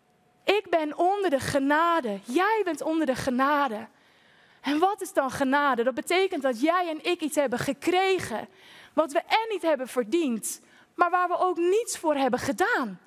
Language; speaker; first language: Dutch; native; Dutch